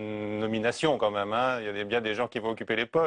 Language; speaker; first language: French; native; French